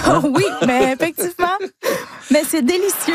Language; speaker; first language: French; native; French